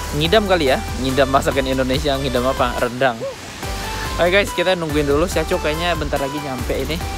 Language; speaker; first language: Indonesian; native; Indonesian